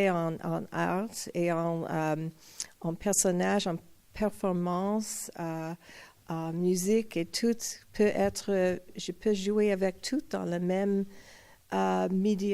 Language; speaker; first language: French; non-native, fluent; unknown